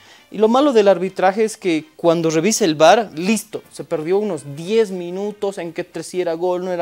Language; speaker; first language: Spanish; native; Spanish